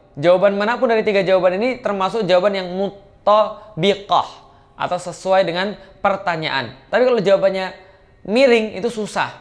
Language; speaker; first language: Indonesian; native; Indonesian